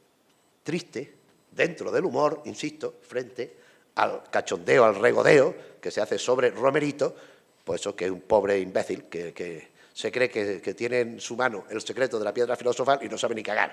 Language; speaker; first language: Spanish; native; Spanish